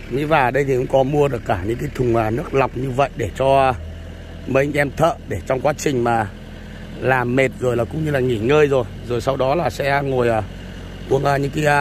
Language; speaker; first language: Vietnamese; non-native, local second language; Hmong